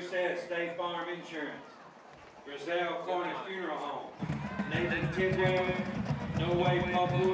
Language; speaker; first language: English; native; English